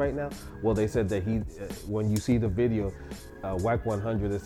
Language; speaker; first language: English; non-native, fluent; Spanish